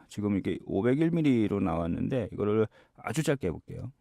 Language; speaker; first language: Korean; native; Korean